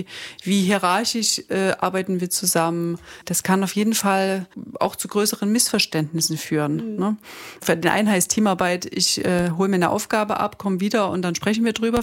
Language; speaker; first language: German; native; German